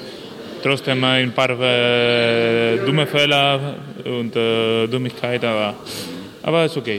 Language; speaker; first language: German; non-native, learner; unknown